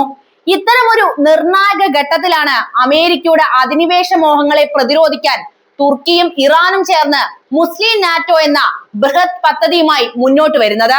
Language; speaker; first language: Malayalam; native; Malayalam